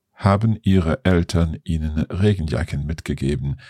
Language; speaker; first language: German; non-native, learner; English